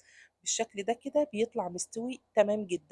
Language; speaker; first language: Arabic; native; Arabic